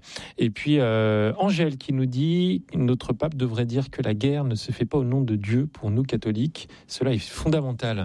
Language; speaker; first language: French; native; French